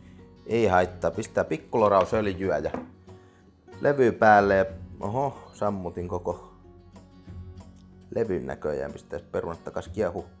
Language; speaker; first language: Finnish; native; Finnish